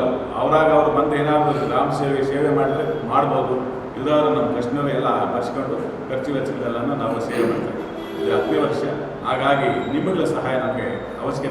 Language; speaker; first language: Kannada; native; Kannada